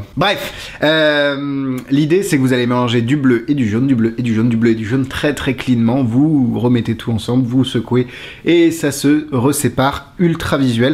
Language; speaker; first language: French; native; French